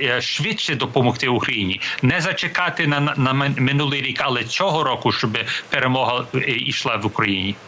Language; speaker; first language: Ukrainian; early bilingual, heritage; English